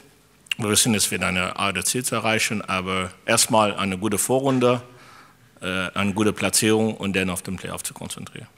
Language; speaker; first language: German; non-native, fluent; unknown